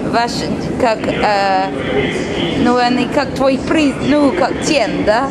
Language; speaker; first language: Russian; non-native, learner; English